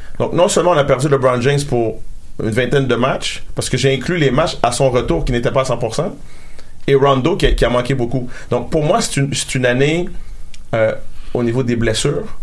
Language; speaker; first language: French; native; French